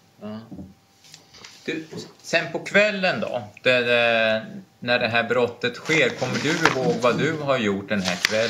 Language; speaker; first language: Swedish; native; Swedish